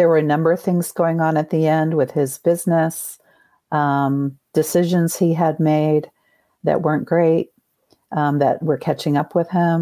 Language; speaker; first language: English; native; English